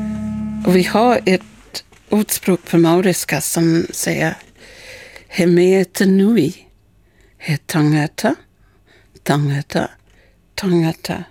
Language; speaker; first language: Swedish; non-native, fluent; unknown